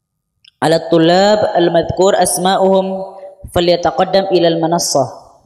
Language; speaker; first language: Arabic; non-native, fluent; Indonesian